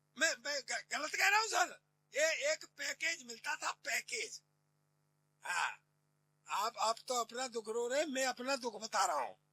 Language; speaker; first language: Hindi; native; Hindi